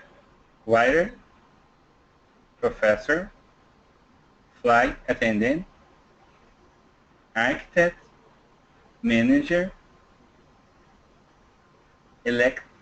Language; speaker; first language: English; non-native, learner; Portuguese